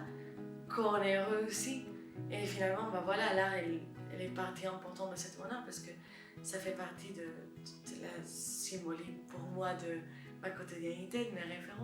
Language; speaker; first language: French; non-native, fluent; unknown